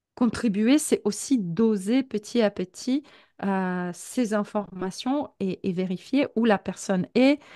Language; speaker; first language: French; non-native, fluent; Polish